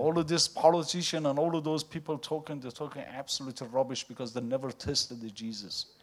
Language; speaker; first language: English; non-native, fluent; Persian